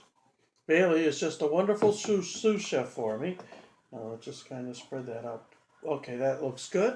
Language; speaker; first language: English; native; English